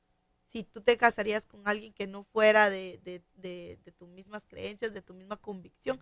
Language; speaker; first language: Spanish; native; Spanish